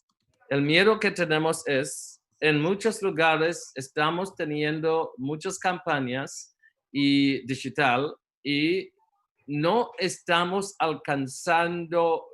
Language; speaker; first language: Spanish; non-native, learner; English